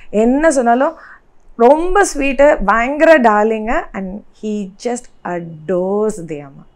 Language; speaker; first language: Tamil; native; Tamil